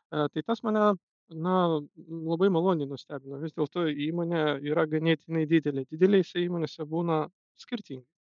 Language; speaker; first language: Lithuanian; non-native, local second language; Russian